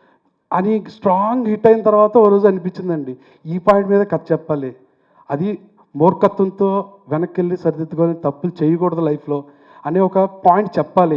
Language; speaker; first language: Telugu; native; Telugu